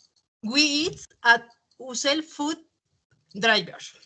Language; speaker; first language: English; non-native, learner; Spanish